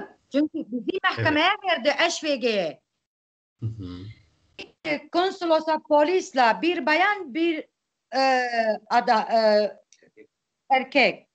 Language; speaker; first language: Turkish; non-native, local second language; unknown